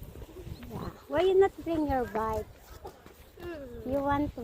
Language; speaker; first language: English; non-native, learner; Filipino